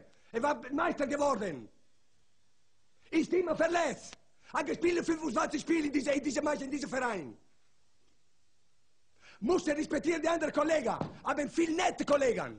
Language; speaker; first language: German; non-native, learner; Italian